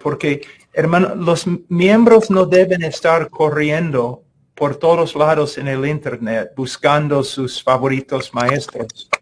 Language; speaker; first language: Spanish; non-native, fluent; English